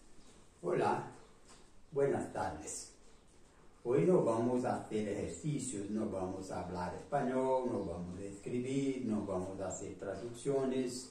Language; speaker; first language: Spanish; non-native, learner; Portuguese